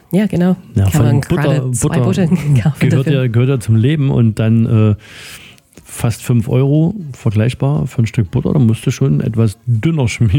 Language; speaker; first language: German; native; German